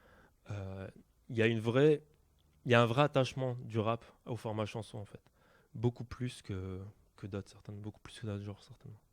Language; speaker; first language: French; native; French